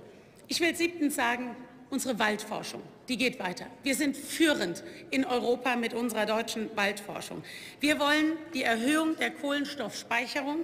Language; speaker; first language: German; native; German